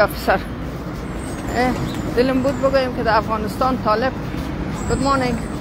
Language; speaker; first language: English; non-native, learner; Persian